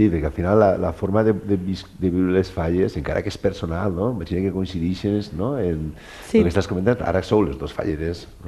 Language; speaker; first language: Catalan; native; Catalan